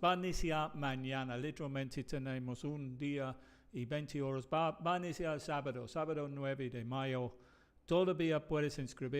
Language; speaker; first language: Spanish; non-native, fluent; English